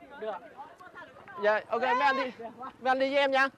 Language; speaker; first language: Vietnamese; native; Vietnamese